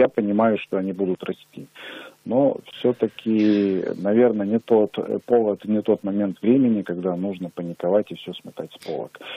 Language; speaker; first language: Russian; native; Russian